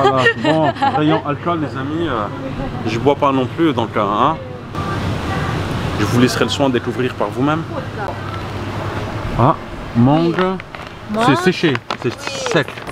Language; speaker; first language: French; native; French